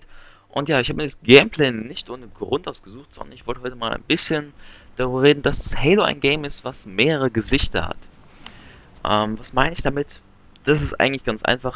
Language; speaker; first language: German; native; German